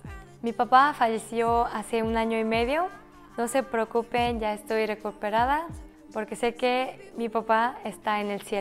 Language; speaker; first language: Spanish; early bilingual, other home language; Korean